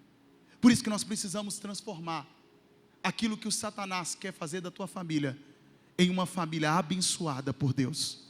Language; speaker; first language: Portuguese; native; Portuguese